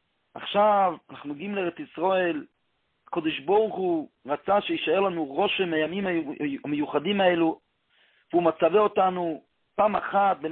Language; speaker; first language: Hebrew; non-native, local second language; Yiddish